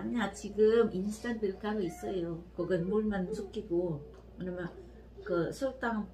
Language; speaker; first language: Korean; non-native, learner; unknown